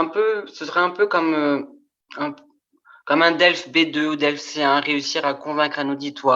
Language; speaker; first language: French; native; French